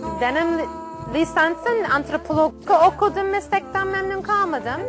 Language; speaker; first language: Turkish; non-native, fluent; English